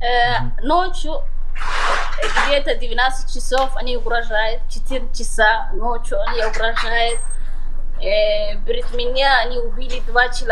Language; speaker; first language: Russian; non-native, learner; Somali